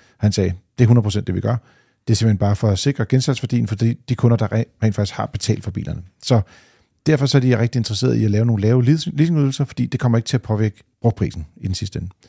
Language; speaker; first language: Danish; native; Danish